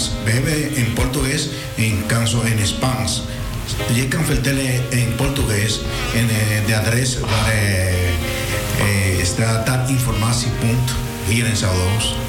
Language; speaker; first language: Dutch; non-native, learner; Spanish